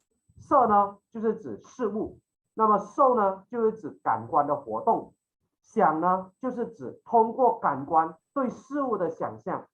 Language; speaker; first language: Chinese; native; Chinese